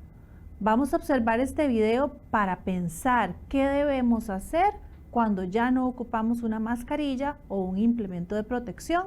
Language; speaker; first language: Spanish; native; Spanish